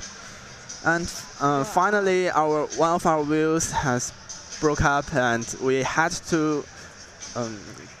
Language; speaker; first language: English; non-native, learner; Chinese